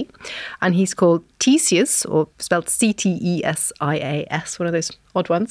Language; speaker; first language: English; non-native, fluent; Norwegian